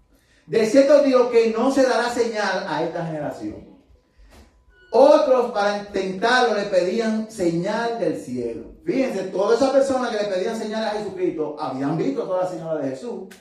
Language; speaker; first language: Spanish; native; Spanish